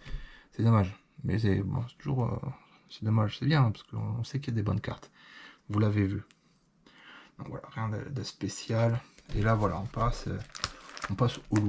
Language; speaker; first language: French; native; French